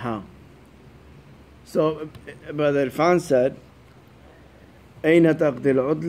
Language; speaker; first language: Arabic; non-native, fluent; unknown